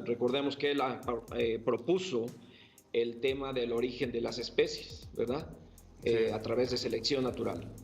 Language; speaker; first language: Spanish; native; Spanish